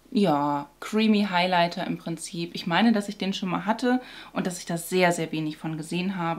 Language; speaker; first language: German; native; German